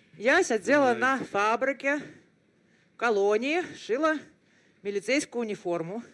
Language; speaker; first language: Belarusian; non-native, local second language; Russian